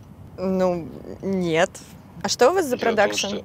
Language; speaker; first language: Russian; native; Russian